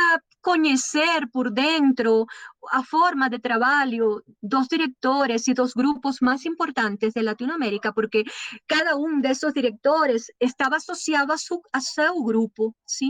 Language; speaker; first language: Portuguese; non-native, learner; Spanish